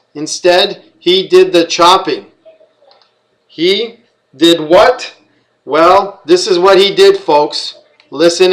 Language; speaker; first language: English; native; English